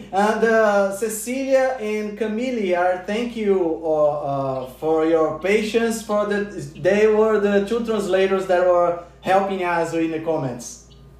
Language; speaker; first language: English; non-native, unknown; Portuguese